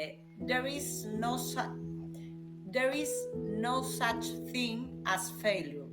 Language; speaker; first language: English; non-native, learner; Spanish